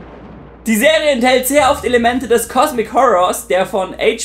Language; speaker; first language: German; native; German